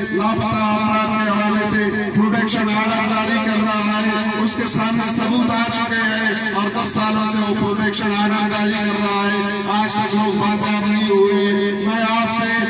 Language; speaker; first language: Urdu; non-native, local second language; Baluchi